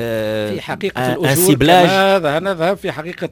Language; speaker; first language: Arabic; native; Arabic